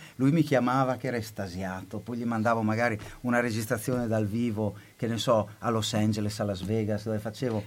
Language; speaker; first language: Italian; native; Italian